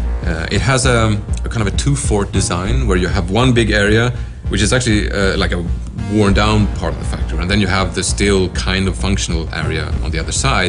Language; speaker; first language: English; non-native, fluent; Swedish